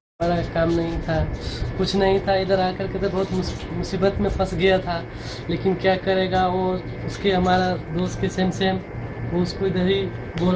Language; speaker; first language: Hindi; non-native, learner; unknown